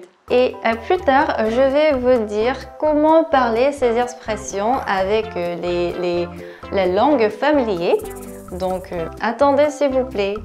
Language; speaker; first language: French; non-native, learner; Korean